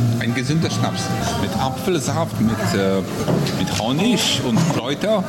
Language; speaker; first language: German; non-native, learner; Polish